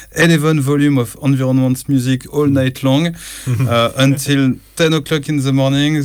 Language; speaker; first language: French; native; French